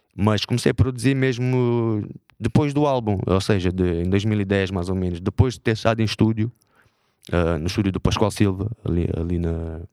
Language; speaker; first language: Portuguese; native; Portuguese